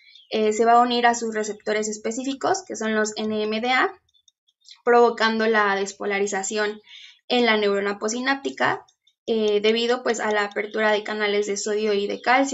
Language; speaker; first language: Spanish; native; Spanish